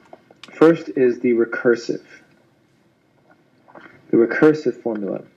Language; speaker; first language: English; native; English